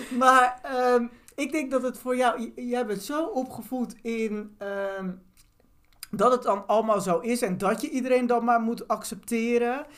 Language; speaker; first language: Dutch; early bilingual, other home language; Turkish